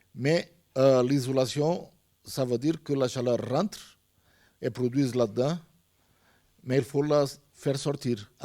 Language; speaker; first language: French; non-native, fluent; Portuguese